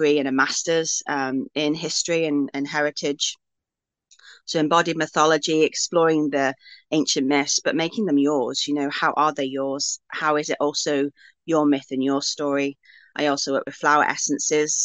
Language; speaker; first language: English; native; English